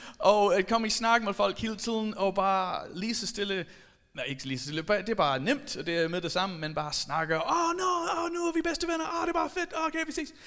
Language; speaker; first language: Danish; non-native, fluent; English